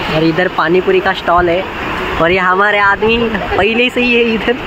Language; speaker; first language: Hindi; non-native, local second language; Marathi